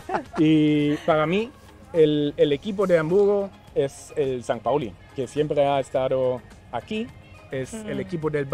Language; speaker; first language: Spanish; non-native, fluent; German